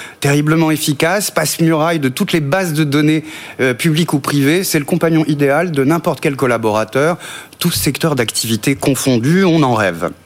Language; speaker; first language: French; native; French